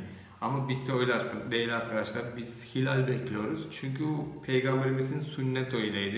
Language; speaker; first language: Turkish; non-native, fluent; Malayalam